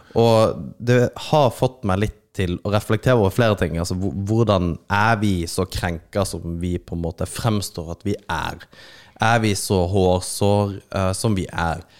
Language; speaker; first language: Norwegian; native; Norwegian